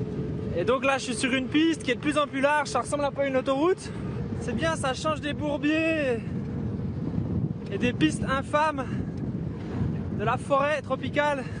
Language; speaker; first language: French; native; French